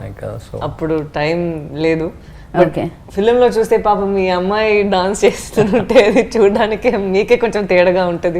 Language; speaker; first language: Telugu; non-native, fluent; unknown